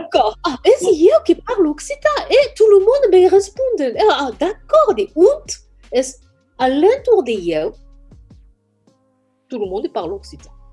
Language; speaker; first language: French; non-native, fluent; Japanese